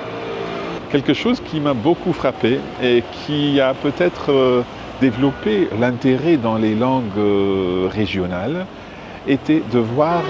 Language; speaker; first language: French; non-native, fluent; English